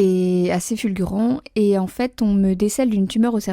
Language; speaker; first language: French; native; French